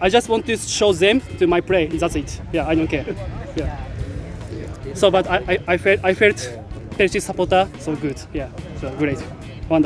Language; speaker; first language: English; non-native, learner; Japanese